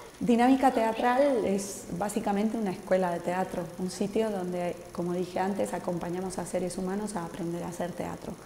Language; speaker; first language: Spanish; native; Spanish